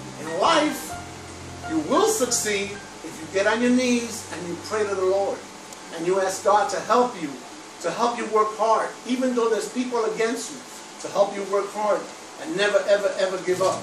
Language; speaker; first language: English; early bilingual, other home language; Spanish